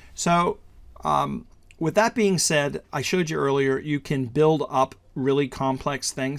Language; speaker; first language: English; native; English